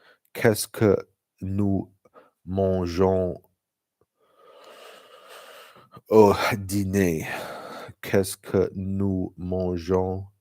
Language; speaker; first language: French; non-native, learner; English